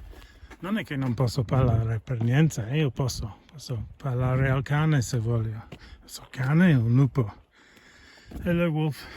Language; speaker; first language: Italian; non-native, fluent; English